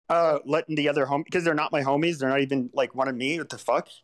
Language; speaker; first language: English; native; English